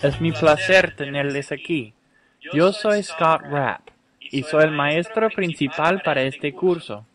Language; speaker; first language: Spanish; non-native, fluent; English